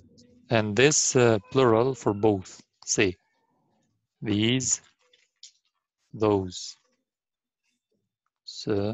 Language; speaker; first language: English; non-native, learner; Arabic